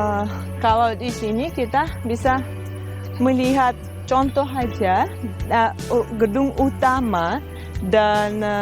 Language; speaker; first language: Indonesian; non-native, fluent; Russian